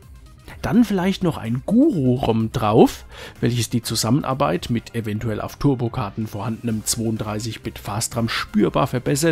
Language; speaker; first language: German; native; German